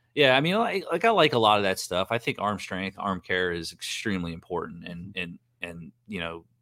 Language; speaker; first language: English; native; English